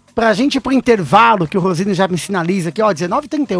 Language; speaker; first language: Portuguese; native; Portuguese